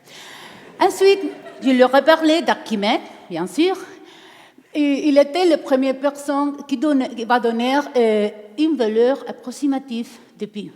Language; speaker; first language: French; non-native, learner; Spanish